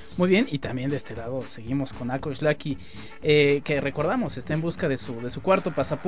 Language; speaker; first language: Spanish; native; Spanish